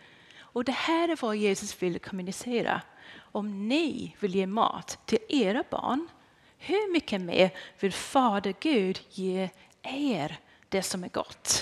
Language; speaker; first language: Swedish; non-native, fluent; English